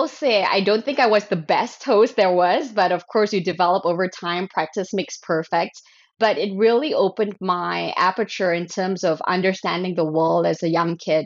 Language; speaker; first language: English; non-native, local second language; Chinese